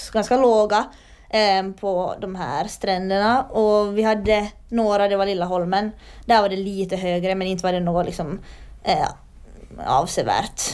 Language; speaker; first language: Swedish; native; Swedish